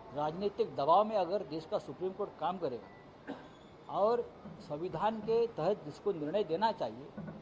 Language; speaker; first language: Hindi; non-native, local second language; Marathi